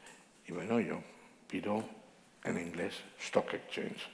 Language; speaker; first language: Spanish; non-native, fluent; Dutch